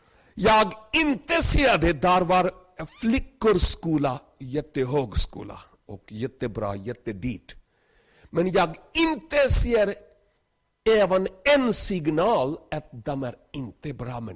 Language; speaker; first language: Swedish; non-native, learner; Urdu